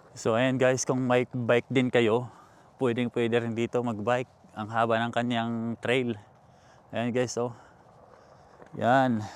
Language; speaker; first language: Filipino; native; Filipino